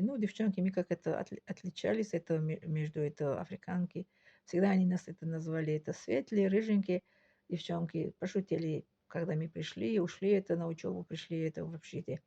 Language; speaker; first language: Russian; non-native, local second language; Tajik